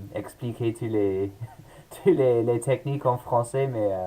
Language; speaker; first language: French; non-native, learner; English